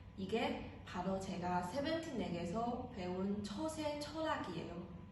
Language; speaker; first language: Korean; non-native, fluent; Chinese